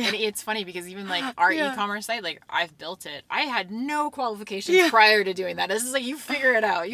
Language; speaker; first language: English; native; English